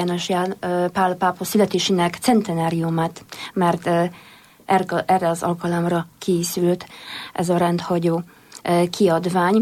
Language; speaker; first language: Hungarian; non-native, fluent; Polish